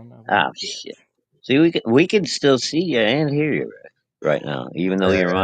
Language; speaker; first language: English; native; English